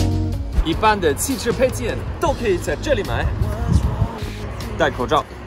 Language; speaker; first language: Chinese; non-native, fluent; German